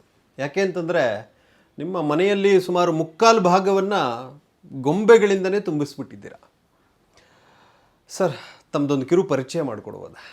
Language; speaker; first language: Kannada; native; Kannada